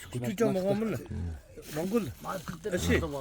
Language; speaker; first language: Korean; non-native, learner; Mongolian